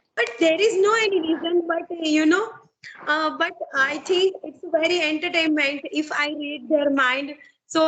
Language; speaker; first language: English; non-native, learner; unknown